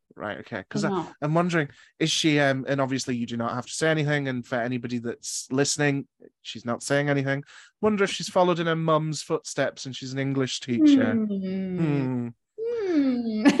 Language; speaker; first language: English; native; English